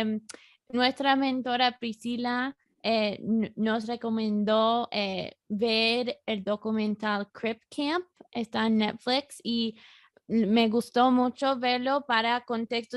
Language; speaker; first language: Spanish; non-native, fluent; English